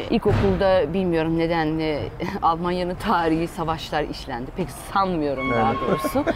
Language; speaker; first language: Turkish; early bilingual, heritage; Turkish